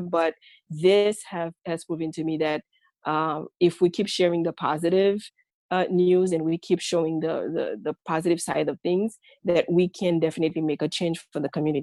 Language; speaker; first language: English; non-native, fluent; Haitian Creole